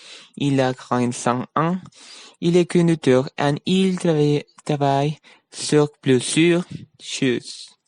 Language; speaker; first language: French; non-native, learner; Spanish